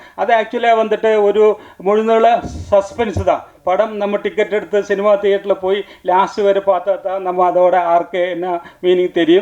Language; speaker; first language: Tamil; non-native, learner; Malayalam